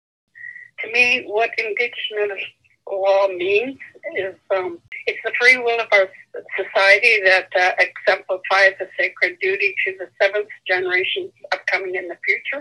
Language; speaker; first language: English; non-native, fluent; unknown